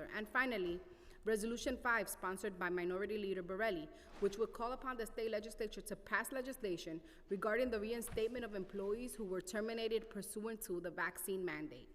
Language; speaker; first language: English; non-native, fluent; Spanish